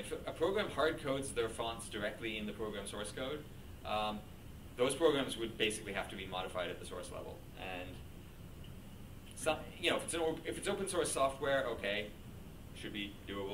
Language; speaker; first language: English; native; English